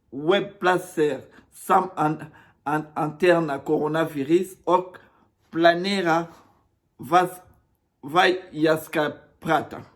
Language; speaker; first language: Swedish; non-native, learner; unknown